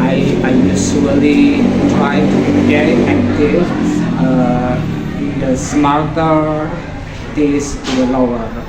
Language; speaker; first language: English; non-native, learner; Indonesian